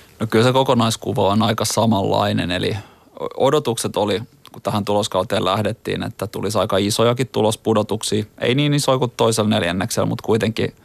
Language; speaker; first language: Finnish; native; Finnish